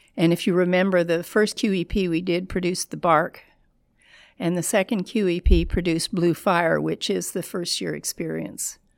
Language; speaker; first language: English; native; English